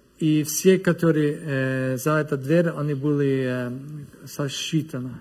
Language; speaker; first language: Russian; non-native, learner; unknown